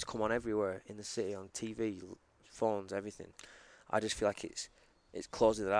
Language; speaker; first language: English; native; English